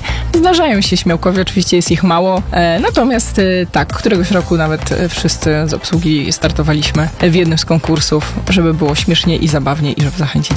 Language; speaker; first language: Polish; native; Polish